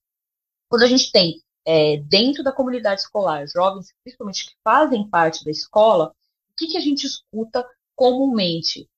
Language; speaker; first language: Portuguese; native; Portuguese